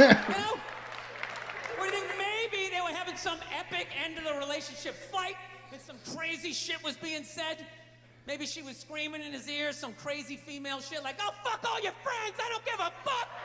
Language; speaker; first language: English; native; English